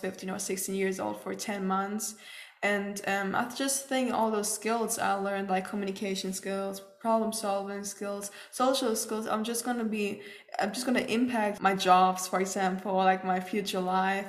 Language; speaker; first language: English; non-native, fluent; German